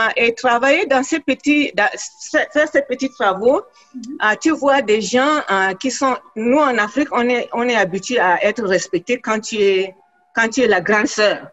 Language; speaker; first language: French; non-native, local second language; Fula